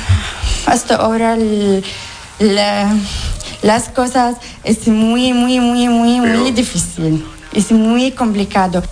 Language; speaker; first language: Spanish; non-native, learner; Arabic